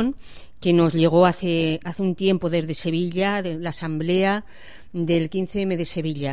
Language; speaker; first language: Spanish; native; Spanish